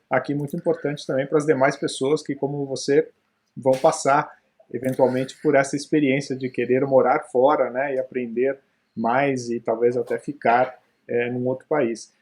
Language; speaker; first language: Portuguese; native; Portuguese